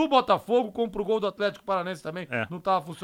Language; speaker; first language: Portuguese; native; Portuguese